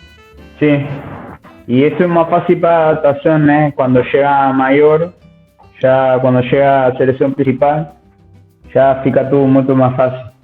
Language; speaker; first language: Portuguese; non-native, learner; Spanish